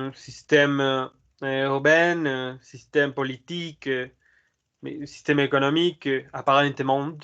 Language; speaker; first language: French; non-native, learner; Spanish